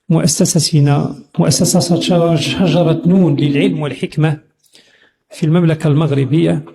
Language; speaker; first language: Arabic; native; Arabic